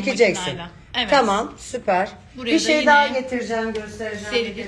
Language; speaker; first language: Turkish; native; Turkish